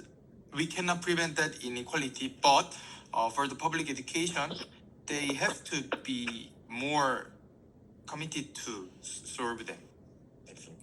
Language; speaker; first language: English; non-native, learner; Korean